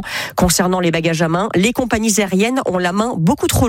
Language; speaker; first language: French; native; French